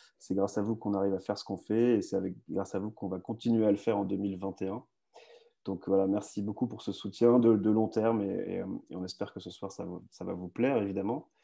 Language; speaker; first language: French; native; French